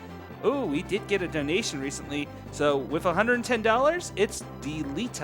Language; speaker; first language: English; native; English